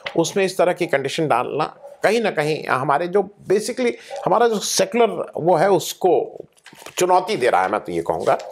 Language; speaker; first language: Hindi; native; Hindi